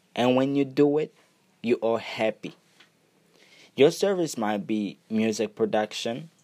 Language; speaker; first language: English; non-native, fluent; Haitian Creole